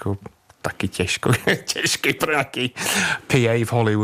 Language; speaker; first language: Czech; non-native, fluent; English